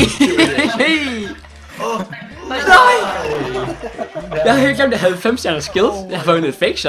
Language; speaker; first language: Danish; native; Danish